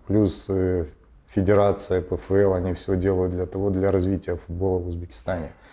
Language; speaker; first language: Russian; native; Russian